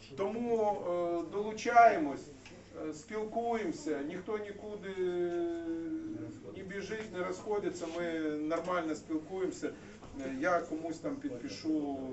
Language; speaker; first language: Ukrainian; non-native, local second language; Russian